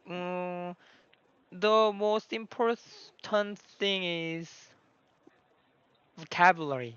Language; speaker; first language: English; non-native, learner; Korean